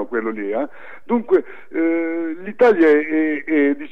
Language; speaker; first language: Italian; early bilingual, heritage; French